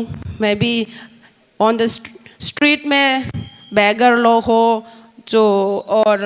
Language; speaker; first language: Hindi; non-native, local second language; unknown